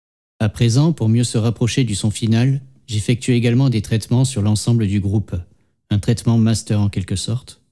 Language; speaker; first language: French; native; French